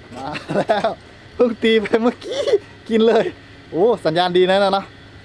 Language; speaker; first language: Thai; native; Thai